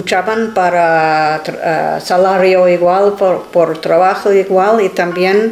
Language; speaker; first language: Spanish; non-native, fluent; English